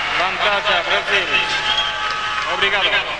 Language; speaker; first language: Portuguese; non-native, learner; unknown